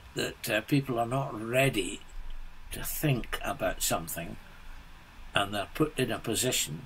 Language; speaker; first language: English; native; English